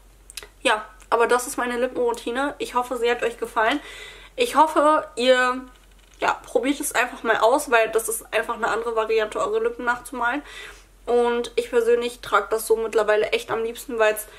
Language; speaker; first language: German; native; German